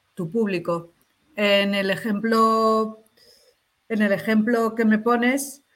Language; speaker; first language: Spanish; native; Spanish